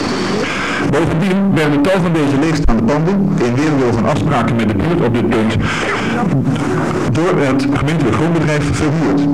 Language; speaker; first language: Dutch; native; Dutch